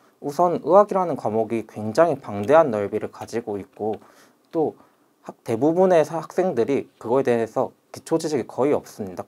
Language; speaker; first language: Korean; native; Korean